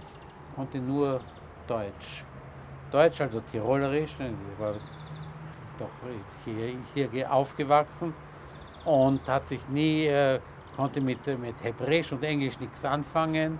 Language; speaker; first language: German; early bilingual, heritage; German